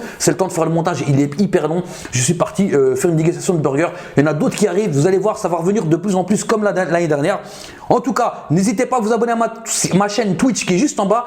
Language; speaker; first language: French; native; French